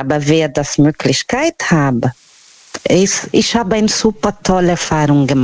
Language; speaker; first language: German; non-native, learner; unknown